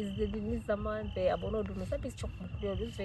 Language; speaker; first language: Turkish; non-native, fluent; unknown